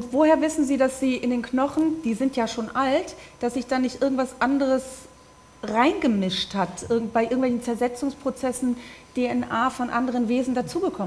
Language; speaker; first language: German; native; German